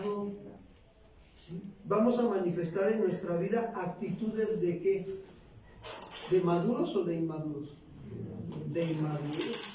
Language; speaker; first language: Spanish; native; Spanish